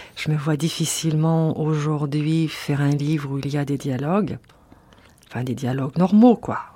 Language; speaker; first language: French; native; French